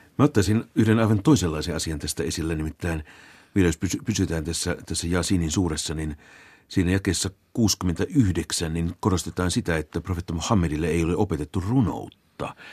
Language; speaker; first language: Finnish; native; Finnish